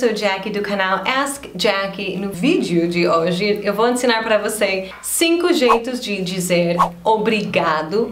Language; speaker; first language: Portuguese; non-native, fluent; English